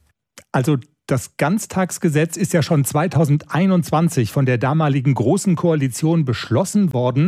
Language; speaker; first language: German; native; German